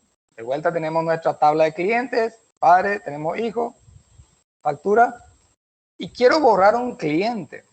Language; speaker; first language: Spanish; native; Spanish